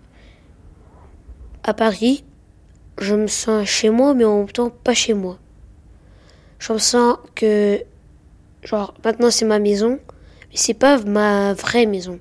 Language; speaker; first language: French; early bilingual, other home language; Ukrainian